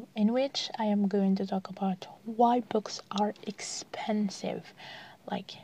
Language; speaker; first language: English; non-native, fluent; Arabic